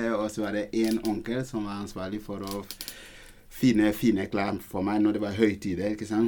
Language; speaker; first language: Norwegian; non-native, fluent; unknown